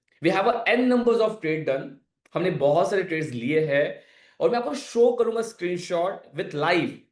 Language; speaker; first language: Hindi; native; Hindi